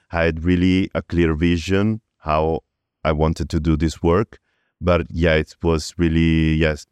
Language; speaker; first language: English; early bilingual, other home language; Italian